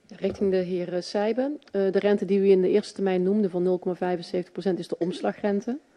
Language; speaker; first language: Dutch; native; Dutch